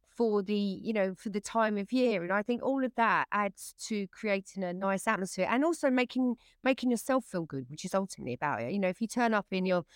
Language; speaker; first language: English; native; English